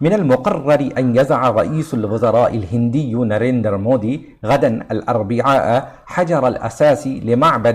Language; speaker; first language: Arabic; non-native, fluent; Urdu